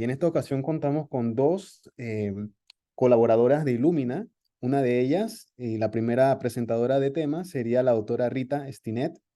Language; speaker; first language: Spanish; native; Spanish